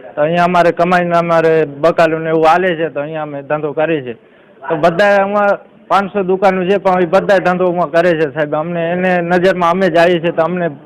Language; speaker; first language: Gujarati; native; Gujarati